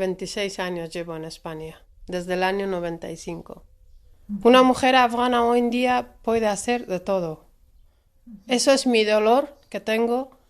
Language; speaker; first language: Spanish; non-native, fluent; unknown